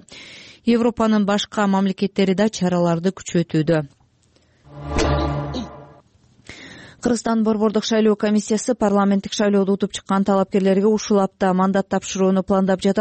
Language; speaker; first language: Kyrgyz; native; Kyrgyz